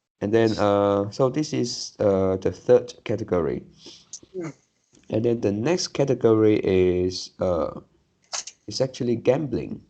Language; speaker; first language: English; non-native, learner; Chinese